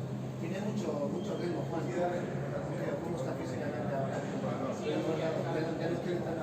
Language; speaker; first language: Spanish; native; Spanish